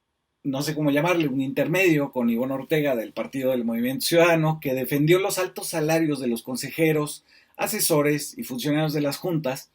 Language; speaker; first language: Spanish; native; Spanish